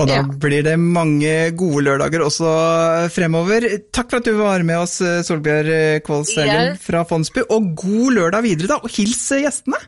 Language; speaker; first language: Norwegian; native; Norwegian